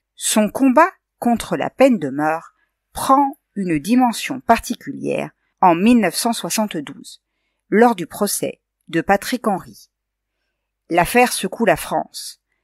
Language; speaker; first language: French; native; French